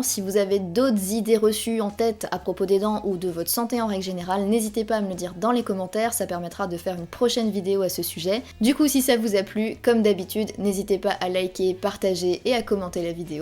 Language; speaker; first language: French; native; French